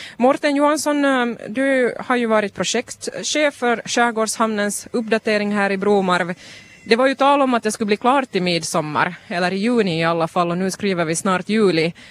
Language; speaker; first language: Swedish; native; Swedish